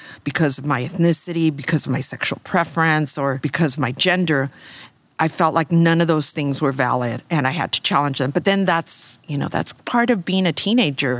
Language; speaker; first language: English; native; English